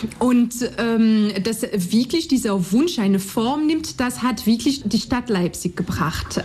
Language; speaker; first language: German; non-native, fluent; French